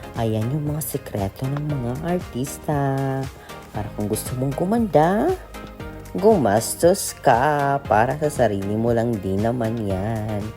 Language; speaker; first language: Filipino; non-native, local second language; Cebuano